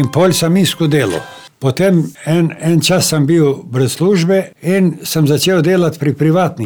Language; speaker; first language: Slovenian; non-native, fluent; Albanian